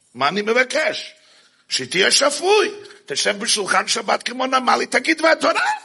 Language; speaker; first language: Hebrew; non-native, fluent; English